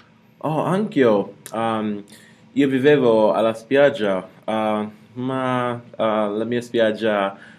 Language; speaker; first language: Italian; non-native, learner; English